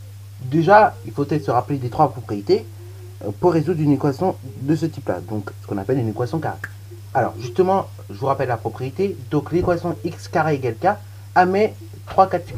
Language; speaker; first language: French; native; French